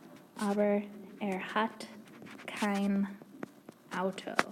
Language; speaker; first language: German; non-native, fluent; English